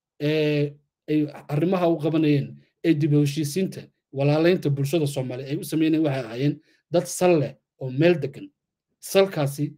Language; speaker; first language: Somali; native; Somali